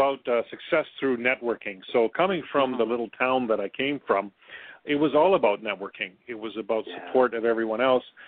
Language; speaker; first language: English; native; English